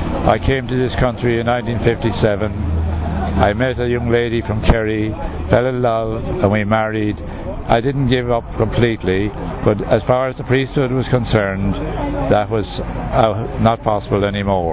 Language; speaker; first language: English; native; English